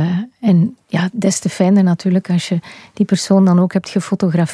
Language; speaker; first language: Dutch; native; Dutch